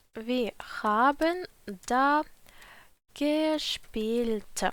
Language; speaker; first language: German; non-native, fluent; Ukrainian